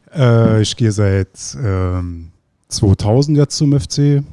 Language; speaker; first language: German; non-native, fluent; Icelandic